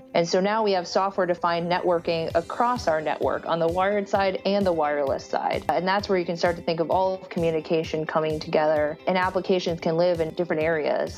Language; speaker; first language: English; early bilingual, other home language; Portuguese